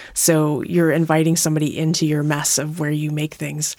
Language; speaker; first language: English; native; English